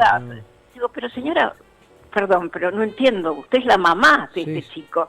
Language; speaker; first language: Spanish; native; Spanish